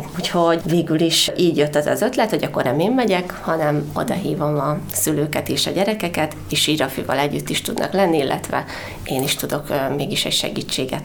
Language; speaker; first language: Hungarian; native; Hungarian